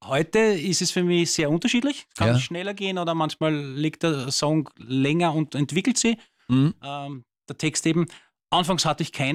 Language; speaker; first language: German; native; German